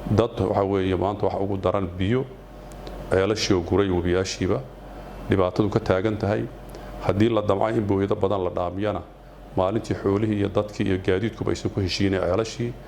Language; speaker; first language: Somali; native; Somali